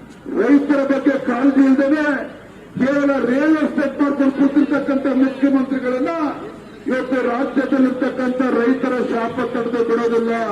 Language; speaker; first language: Kannada; native; Kannada